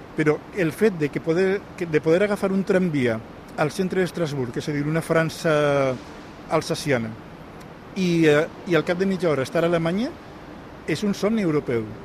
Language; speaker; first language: Catalan; non-native, local second language; Spanish